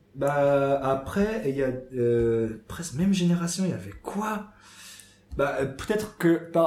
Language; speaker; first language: French; non-native, fluent; Japanese